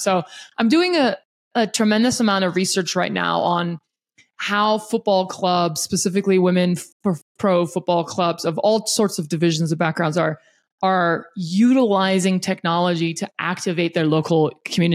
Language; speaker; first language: English; non-native, local second language; Afrikaans